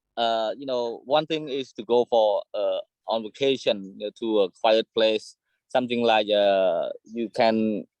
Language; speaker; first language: English; non-native, learner; Khmer